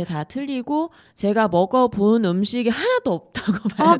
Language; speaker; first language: Korean; non-native, fluent; Vietnamese